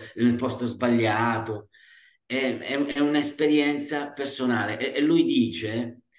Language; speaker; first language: Italian; native; Italian